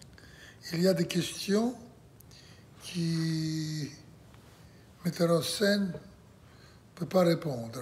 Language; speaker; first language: French; non-native, learner; Russian